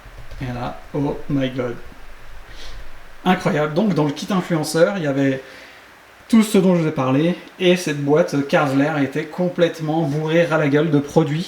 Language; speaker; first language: French; native; French